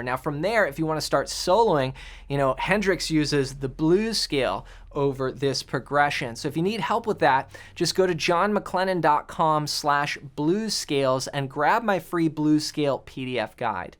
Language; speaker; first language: English; native; English